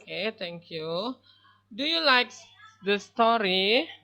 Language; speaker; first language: English; non-native, learner; Indonesian